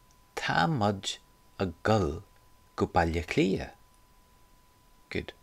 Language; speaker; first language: Irish; non-native, local second language; English